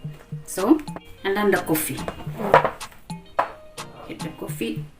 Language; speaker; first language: Dutch; non-native, learner; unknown